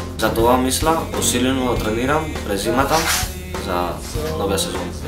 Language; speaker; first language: Bulgarian; early bilingual, heritage; Bulgarian